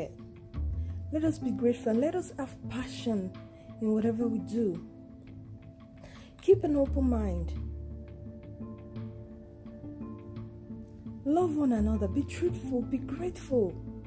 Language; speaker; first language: English; non-native, local second language; Yoruba